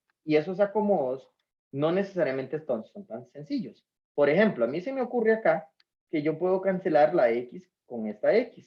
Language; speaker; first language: Spanish; native; Spanish